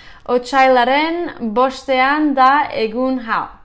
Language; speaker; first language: Basque; non-native, learner; English